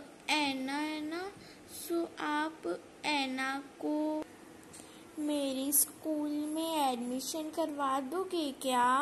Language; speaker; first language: Hindi; native; Hindi